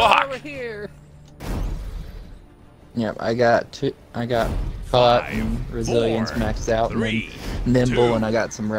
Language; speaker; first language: English; native; English